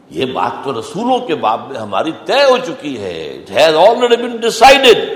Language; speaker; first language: Urdu; native; Urdu